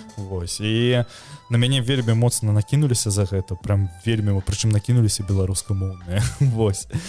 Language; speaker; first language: Belarusian; non-native, local second language; Russian